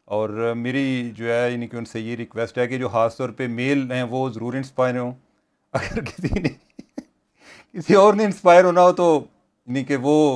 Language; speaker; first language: Urdu; non-native, local second language; Punjabi